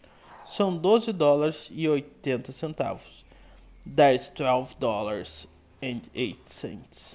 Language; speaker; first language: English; non-native, learner; Portuguese